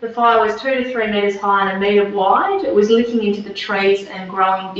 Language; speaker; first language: English; native; English